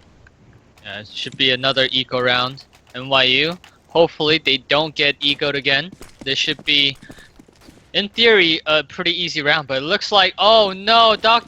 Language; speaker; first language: English; native; English